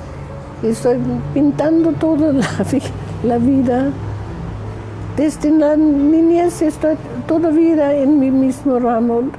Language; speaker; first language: Spanish; non-native, learner; German